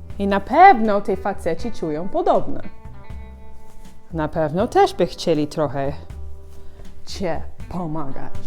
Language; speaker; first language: Polish; non-native, learner; English